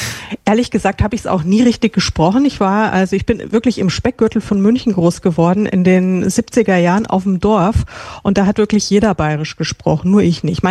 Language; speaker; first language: German; native; German